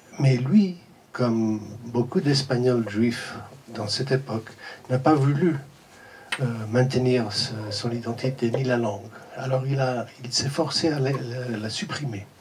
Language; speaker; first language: French; non-native, fluent; English